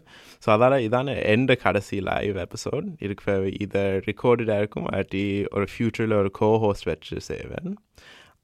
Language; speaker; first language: Tamil; early bilingual, heritage; Tamil